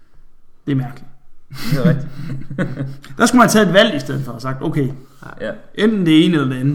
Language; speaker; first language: Danish; native; Danish